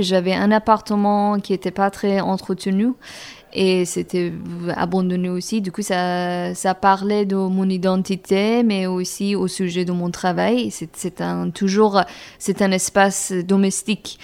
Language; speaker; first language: French; non-native, fluent; Persian